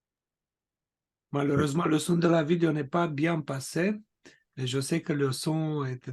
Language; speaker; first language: French; non-native, fluent; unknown